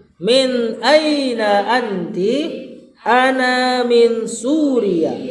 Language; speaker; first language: Arabic; non-native, fluent; Indonesian